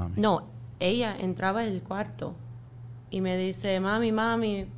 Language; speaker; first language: Spanish; non-native, fluent; English